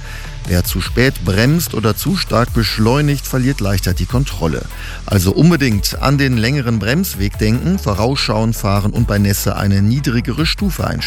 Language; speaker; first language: German; native; German